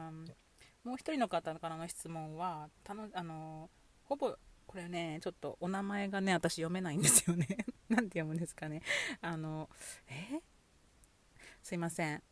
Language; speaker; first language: Japanese; native; Japanese